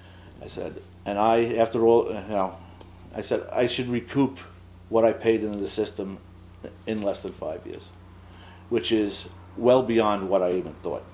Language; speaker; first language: English; native; English